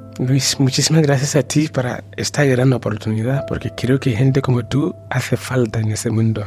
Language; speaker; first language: Spanish; non-native, fluent; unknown